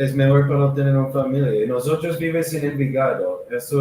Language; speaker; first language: Spanish; non-native, learner; English